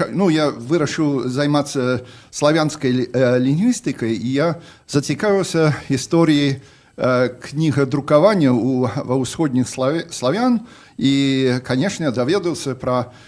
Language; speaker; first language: Belarusian; non-native, fluent; English